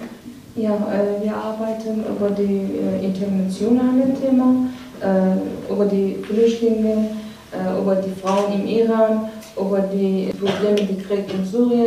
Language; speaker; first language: German; non-native, learner; Persian